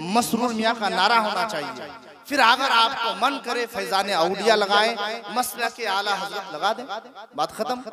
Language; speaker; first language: Urdu; non-native, local second language; Bangla